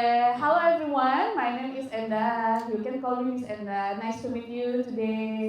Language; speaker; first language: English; non-native, fluent; Indonesian